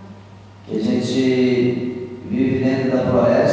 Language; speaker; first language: Portuguese; non-native, local second language; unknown